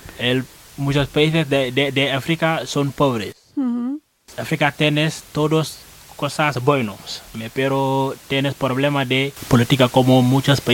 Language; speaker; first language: Spanish; non-native, learner; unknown